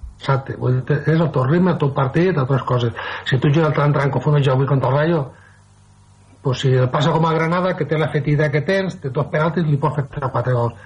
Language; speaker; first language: Catalan; native; Catalan